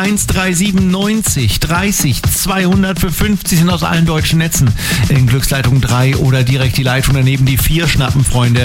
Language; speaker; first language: German; native; German